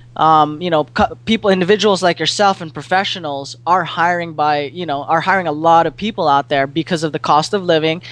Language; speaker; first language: English; non-native, local second language; Filipino